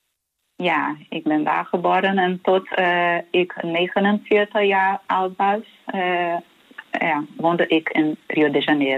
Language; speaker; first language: Dutch; non-native, fluent; Portuguese